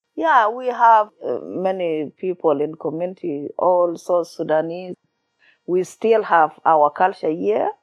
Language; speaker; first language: English; non-native, learner; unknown